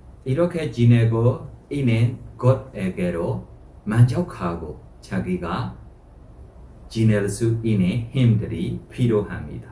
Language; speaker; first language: Korean; non-native, fluent; Burmese